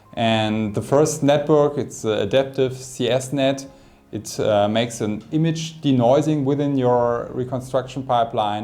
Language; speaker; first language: English; non-native, fluent; German